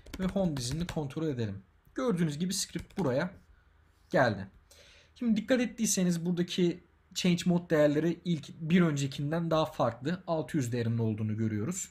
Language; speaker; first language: Turkish; native; Turkish